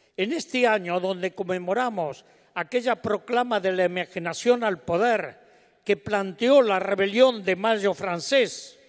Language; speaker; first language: Spanish; native; Spanish